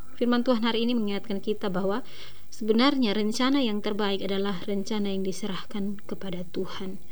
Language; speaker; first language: Indonesian; native; Indonesian